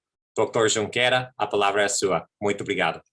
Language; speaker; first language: Portuguese; non-native, fluent; English